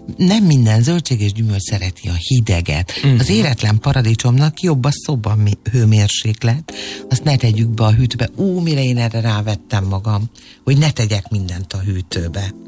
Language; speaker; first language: Hungarian; native; Hungarian